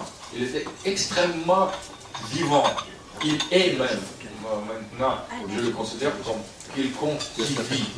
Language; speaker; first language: French; non-native, fluent; Russian